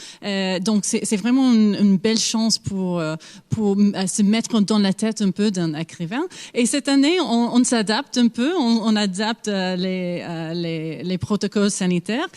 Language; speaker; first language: French; non-native, fluent; English